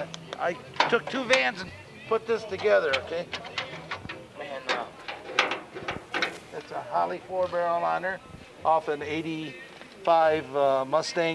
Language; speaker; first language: English; native; English